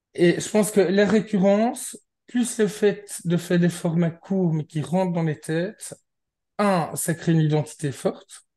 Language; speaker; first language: French; native; French